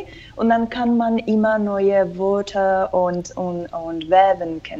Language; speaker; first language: German; non-native, fluent; Spanish